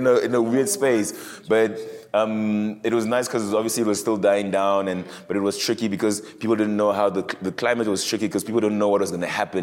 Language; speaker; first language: English; early bilingual, other home language; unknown